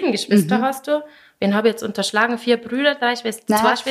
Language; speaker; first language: German; native; German